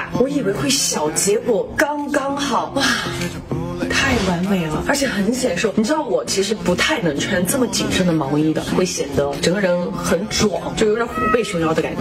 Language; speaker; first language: Chinese; native; Chinese